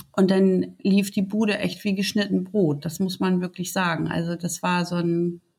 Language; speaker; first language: German; native; German